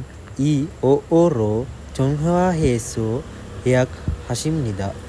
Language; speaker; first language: Korean; non-native, learner; Sinhala